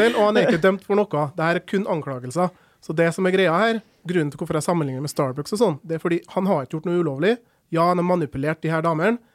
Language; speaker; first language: Norwegian; early bilingual, other home language; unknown